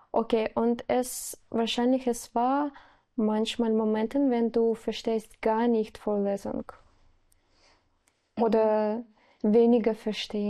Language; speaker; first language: German; non-native, learner; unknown